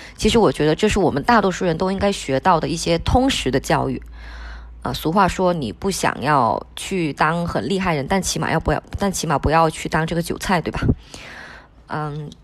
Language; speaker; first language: Chinese; non-native, local second language; Min Nan Chinese